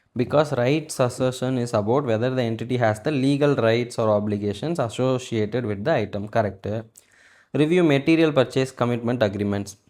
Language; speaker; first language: English; non-native, local second language; Tamil